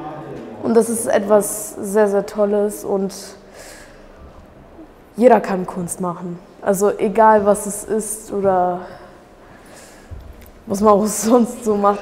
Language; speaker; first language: German; early bilingual, other home language; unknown